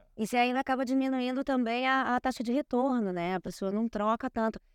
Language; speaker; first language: Portuguese; native; Portuguese